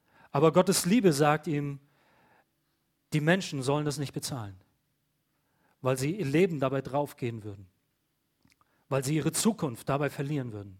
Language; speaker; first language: German; native; German